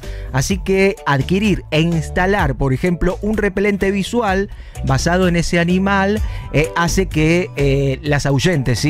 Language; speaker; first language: Spanish; native; Spanish